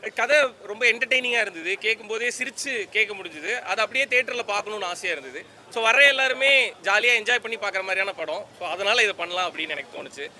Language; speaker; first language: Tamil; native; Tamil